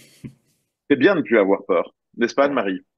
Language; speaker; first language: French; native; French